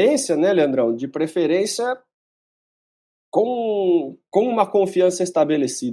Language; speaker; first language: Portuguese; native; Portuguese